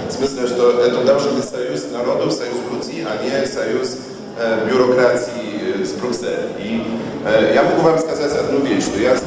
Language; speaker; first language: Polish; non-native, learner; Russian